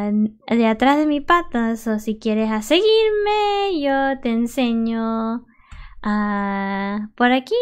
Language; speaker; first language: Spanish; early bilingual, heritage; Spanish